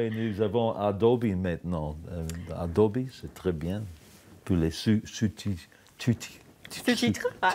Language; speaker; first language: French; non-native, learner; English